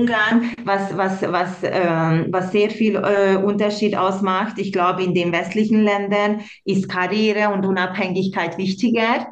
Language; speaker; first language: German; non-native, local second language; Hungarian